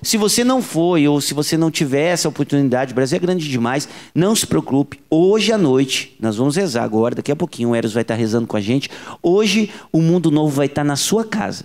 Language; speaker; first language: Portuguese; native; Portuguese